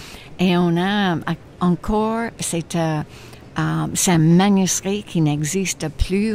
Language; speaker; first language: French; non-native, fluent; English